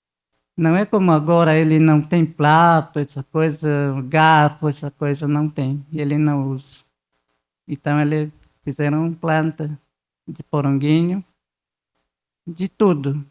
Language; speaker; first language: Portuguese; non-native, local second language; Guarani